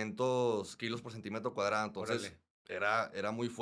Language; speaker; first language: Spanish; native; Spanish